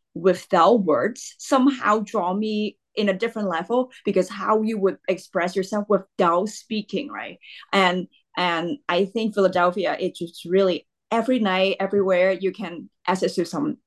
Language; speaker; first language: English; non-native, local second language; Cantonese